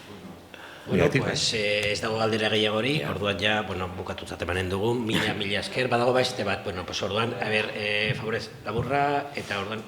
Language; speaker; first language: Basque; non-native, local second language; Spanish